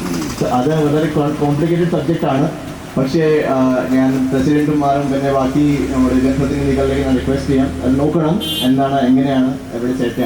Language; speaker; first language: Malayalam; non-native, fluent; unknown